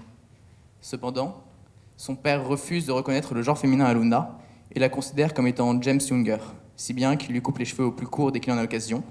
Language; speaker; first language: French; native; French